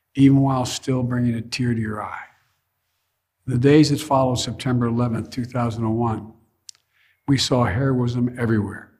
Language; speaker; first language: English; native; English